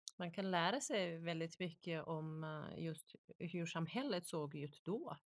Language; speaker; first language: Swedish; early bilingual, other home language; Bosnian